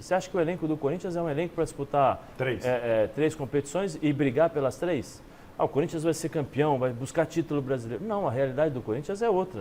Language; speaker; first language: Portuguese; native; Portuguese